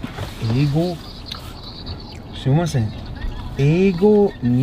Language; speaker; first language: Japanese; non-native, learner; English